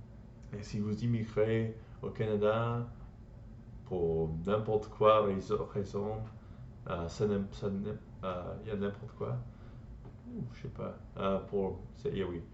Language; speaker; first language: French; non-native, learner; English